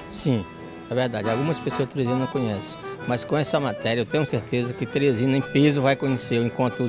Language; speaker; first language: Portuguese; native; Portuguese